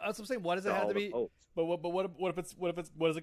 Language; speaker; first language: English; native; English